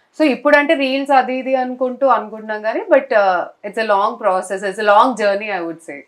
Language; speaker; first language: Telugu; non-native, local second language; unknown